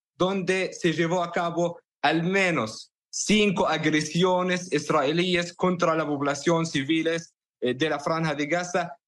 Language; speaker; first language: Spanish; non-native, fluent; Arabic